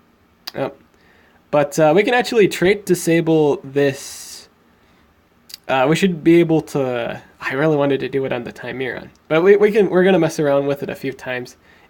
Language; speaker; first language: English; native; English